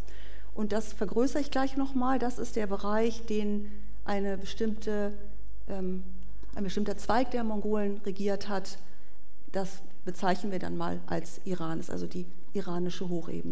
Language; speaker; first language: German; native; German